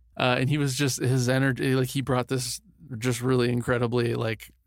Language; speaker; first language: English; early bilingual, other home language; Ganda